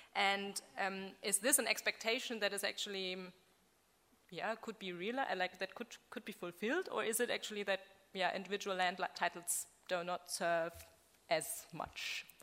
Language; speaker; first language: English; non-native, fluent; German